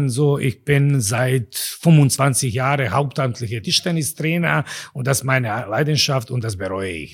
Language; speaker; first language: German; non-native, fluent; Bosnian